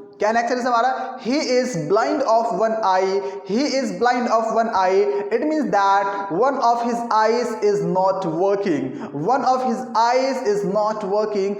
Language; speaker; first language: Hindi; native; Hindi